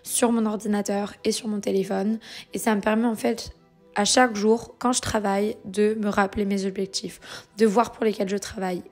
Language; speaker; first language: French; native; French